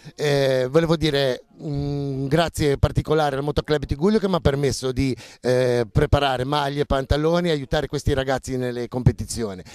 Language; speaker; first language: Italian; native; Italian